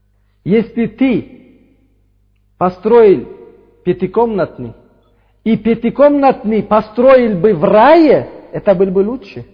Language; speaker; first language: Russian; non-native, fluent; Uzbek